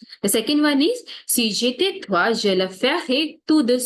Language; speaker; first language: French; non-native, fluent; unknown